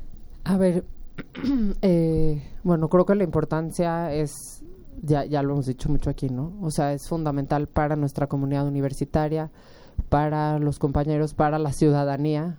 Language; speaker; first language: Spanish; native; Spanish